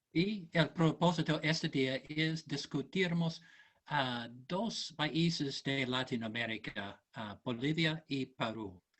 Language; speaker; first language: Spanish; non-native, learner; English